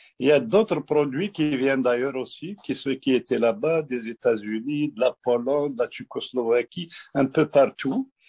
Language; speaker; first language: French; non-native, local second language; Kabyle